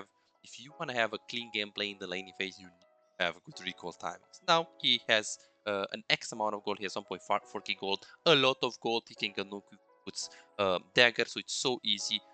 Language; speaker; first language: English; non-native, fluent; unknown